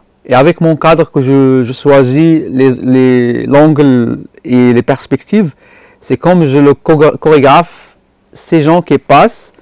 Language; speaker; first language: French; non-native, local second language; Arabic